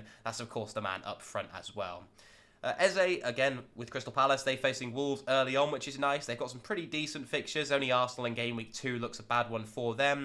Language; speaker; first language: English; native; English